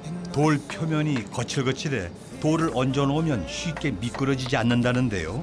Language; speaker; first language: Korean; native; Korean